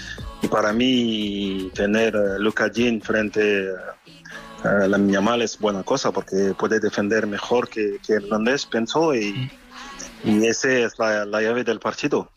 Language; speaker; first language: Spanish; non-native, fluent; French